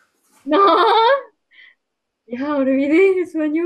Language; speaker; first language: Spanish; non-native, learner; Japanese